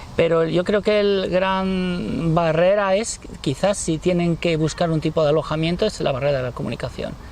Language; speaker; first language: Spanish; native; Spanish